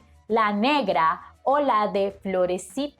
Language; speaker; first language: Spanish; non-native, fluent; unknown